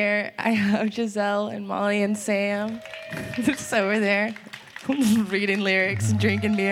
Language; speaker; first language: English; native; English